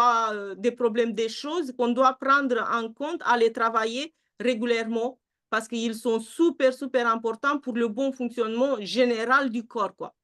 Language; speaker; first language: French; non-native, fluent; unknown